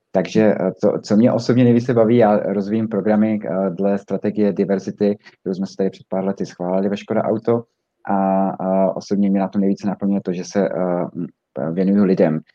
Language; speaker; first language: Czech; native; Czech